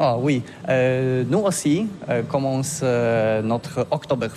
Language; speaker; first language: French; non-native, learner; Polish